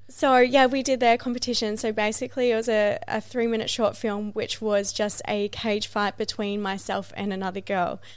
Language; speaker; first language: English; native; English